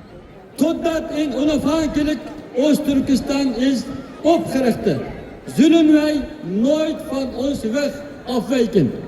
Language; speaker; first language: Dutch; non-native, fluent; Uyghur